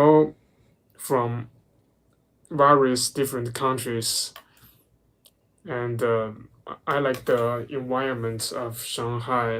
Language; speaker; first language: English; non-native, learner; Chinese